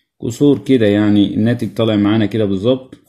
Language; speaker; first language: Arabic; native; Arabic